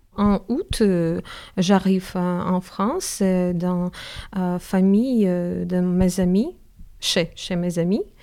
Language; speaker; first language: French; non-native, learner; Ukrainian